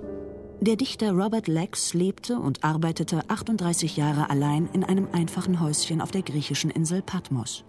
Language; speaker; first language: German; native; German